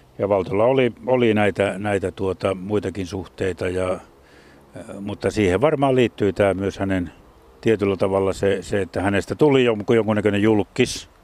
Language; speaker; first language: Finnish; native; Finnish